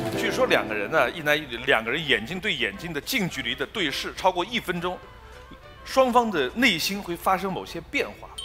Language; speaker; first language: Chinese; native; Chinese